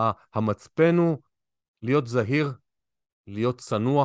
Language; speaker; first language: Hebrew; native; Hebrew